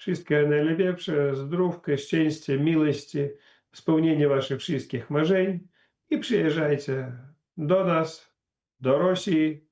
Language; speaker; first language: Polish; non-native, learner; Russian